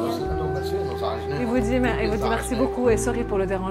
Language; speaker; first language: French; non-native, local second language; Arabic